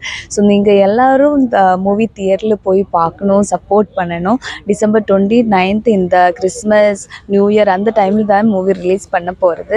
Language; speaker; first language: Tamil; non-native, learner; Malayalam